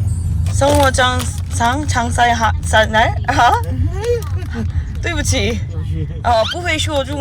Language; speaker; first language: Chinese; non-native, learner; Korean